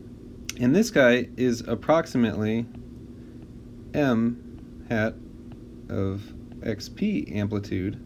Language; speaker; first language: English; native; English